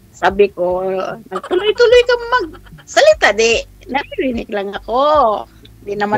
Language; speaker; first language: Filipino; non-native, local second language; Chavacano